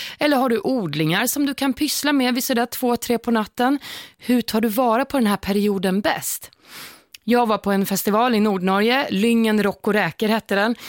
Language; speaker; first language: Swedish; native; Swedish